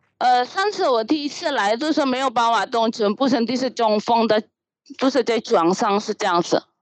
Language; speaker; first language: Chinese; non-native, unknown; Indonesian